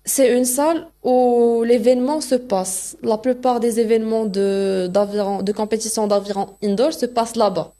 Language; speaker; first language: French; non-native, local second language; Arabic